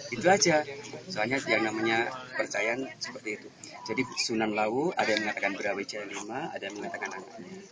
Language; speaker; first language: Indonesian; native; Indonesian